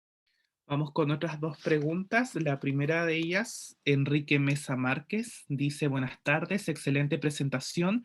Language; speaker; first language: Spanish; native; Spanish